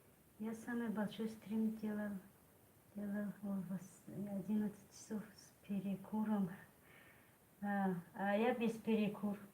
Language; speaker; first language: Russian; non-native, learner; Tajik